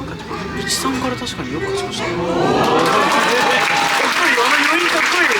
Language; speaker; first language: Japanese; native; Japanese